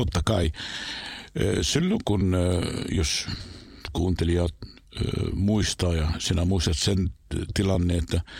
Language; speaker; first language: Finnish; non-native, fluent; Arabic